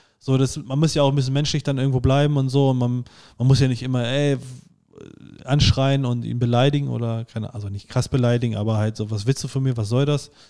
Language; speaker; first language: German; native; German